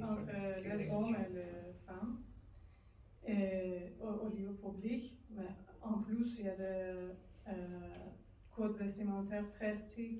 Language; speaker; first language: French; non-native, learner; Persian